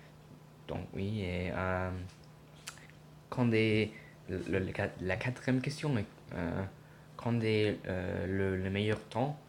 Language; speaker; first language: French; non-native, learner; English